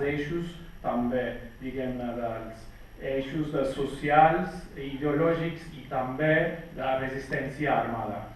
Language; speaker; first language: Catalan; non-native, fluent; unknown